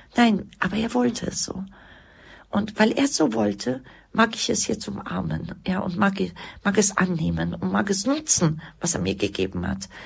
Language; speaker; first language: German; early bilingual, other home language; Croatian